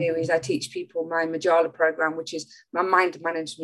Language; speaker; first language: English; native; English